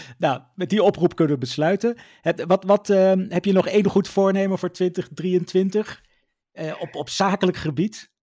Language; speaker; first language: Dutch; native; Dutch